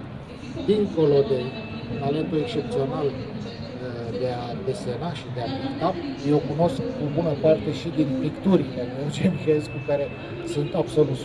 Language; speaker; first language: Romanian; native; Romanian